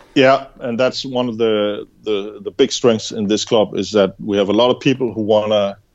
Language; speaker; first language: English; non-native, fluent; Danish